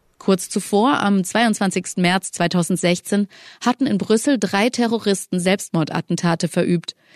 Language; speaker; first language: German; non-native, learner; Arabic